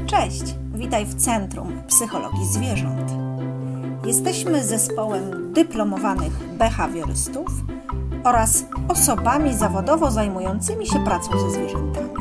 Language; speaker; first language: Polish; native; Polish